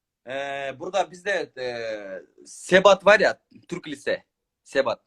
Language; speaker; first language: Turkish; non-native, learner; Kyrgyz